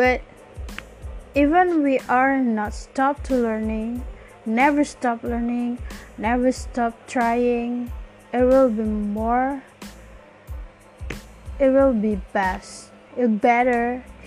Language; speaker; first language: English; non-native, learner; Malay